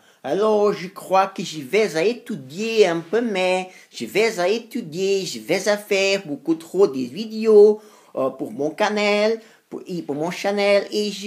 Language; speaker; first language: French; non-native, learner; Spanish